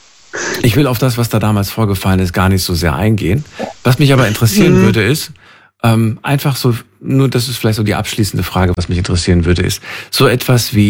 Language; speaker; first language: German; native; German